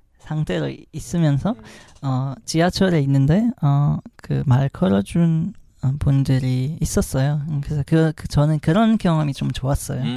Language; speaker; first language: Korean; non-native, fluent; Arabic